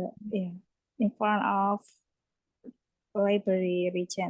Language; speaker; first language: English; non-native, learner; Indonesian